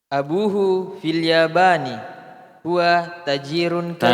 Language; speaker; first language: Arabic; non-native, learner; Indonesian